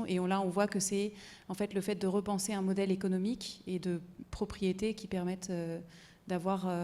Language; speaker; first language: French; native; French